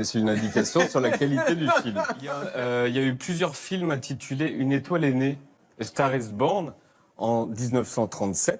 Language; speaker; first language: French; native; French